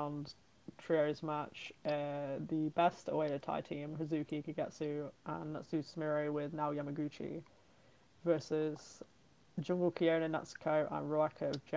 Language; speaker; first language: English; native; English